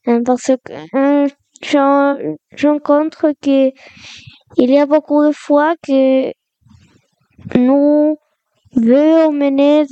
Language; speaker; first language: French; non-native, learner; Spanish